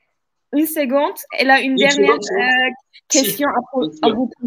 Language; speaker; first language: French; non-native, fluent; Turkish